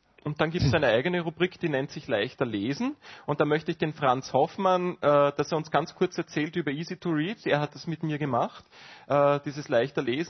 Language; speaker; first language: German; native; German